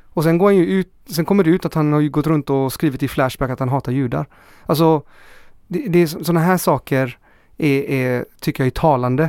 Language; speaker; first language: Swedish; early bilingual, other home language; Spanish